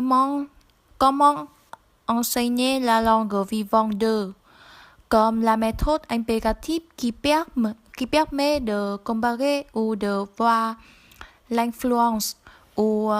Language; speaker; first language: French; non-native, learner; Vietnamese